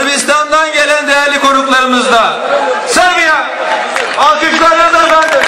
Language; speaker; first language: Turkish; native; Turkish